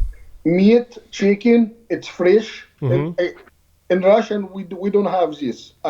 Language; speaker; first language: English; non-native, learner; Arabic